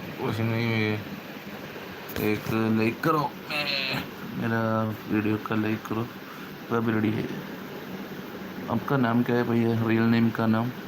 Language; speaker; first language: Hindi; non-native, local second language; Malayalam